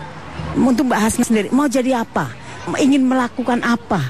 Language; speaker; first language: Indonesian; native; Indonesian